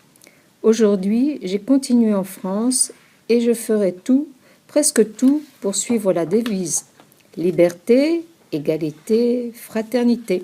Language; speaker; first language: French; non-native, learner; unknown